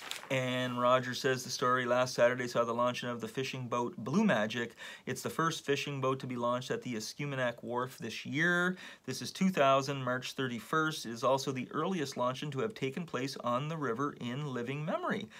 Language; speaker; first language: English; native; English